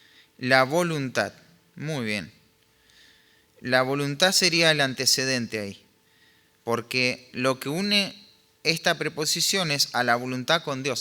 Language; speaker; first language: Spanish; native; Spanish